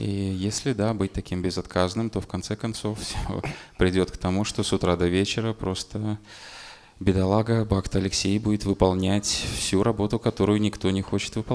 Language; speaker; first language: Russian; native; Russian